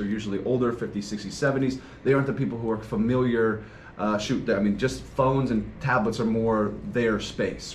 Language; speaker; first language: English; native; English